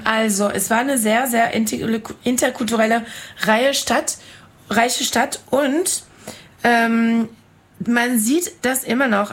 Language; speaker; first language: German; non-native, fluent; French